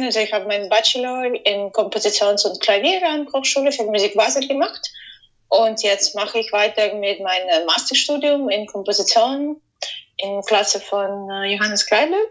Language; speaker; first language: German; non-native, fluent; Ukrainian